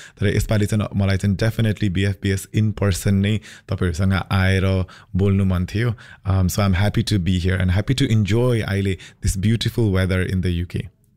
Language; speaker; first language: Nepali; early bilingual, heritage; Nepali